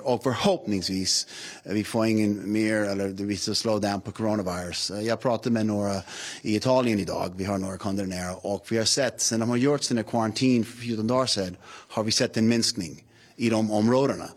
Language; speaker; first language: Swedish; non-native, fluent; English